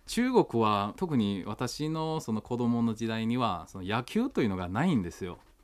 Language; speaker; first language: Japanese; non-native, fluent; Chinese